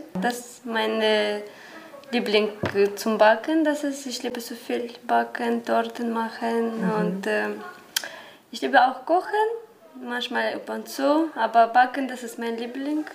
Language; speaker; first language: German; non-native, learner; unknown